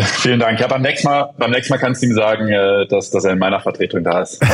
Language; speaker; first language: German; native; German